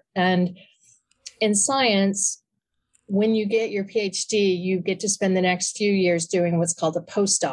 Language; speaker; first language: English; native; English